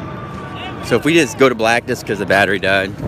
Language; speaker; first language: English; native; English